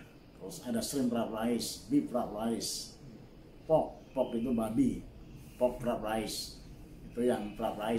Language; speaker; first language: Indonesian; non-native, local second language; Javanese